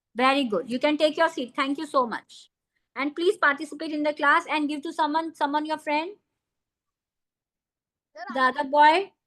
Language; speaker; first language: English; non-native, fluent; Hindi